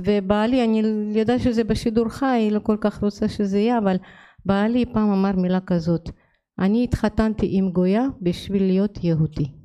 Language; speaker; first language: Hebrew; non-native, fluent; Russian